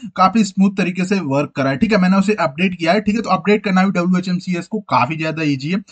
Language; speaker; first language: Hindi; native; Hindi